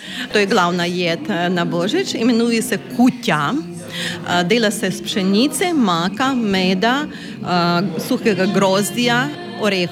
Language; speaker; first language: Slovenian; non-native, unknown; Ukrainian